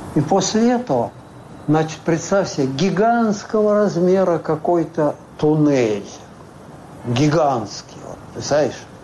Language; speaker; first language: Russian; native; Russian